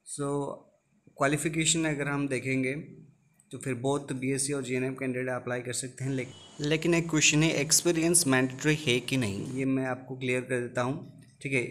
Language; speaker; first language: Hindi; non-native, local second language; Odia